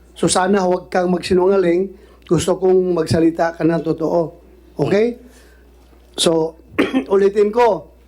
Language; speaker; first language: Filipino; non-native, local second language; Cebuano